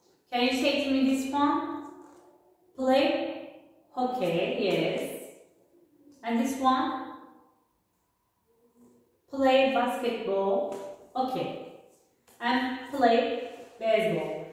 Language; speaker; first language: English; non-native, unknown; Turkish